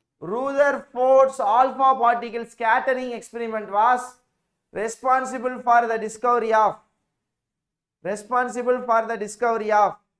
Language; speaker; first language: English; non-native, local second language; Tamil